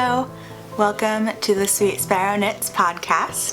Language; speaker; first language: English; native; English